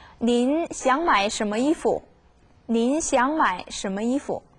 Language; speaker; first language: Chinese; non-native, fluent; Korean